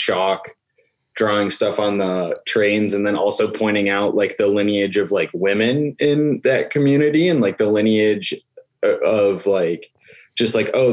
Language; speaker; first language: English; native; English